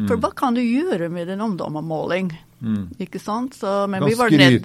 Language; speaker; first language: Norwegian; non-native, fluent; English